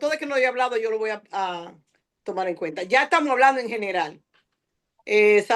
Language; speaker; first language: Spanish; native; Spanish